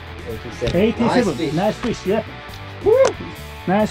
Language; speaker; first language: English; non-native, learner; Japanese